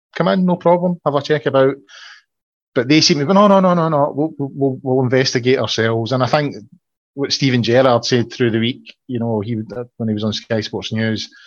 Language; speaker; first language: English; native; English